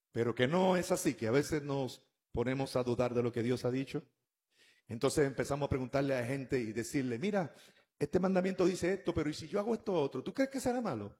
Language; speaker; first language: Spanish; native; Spanish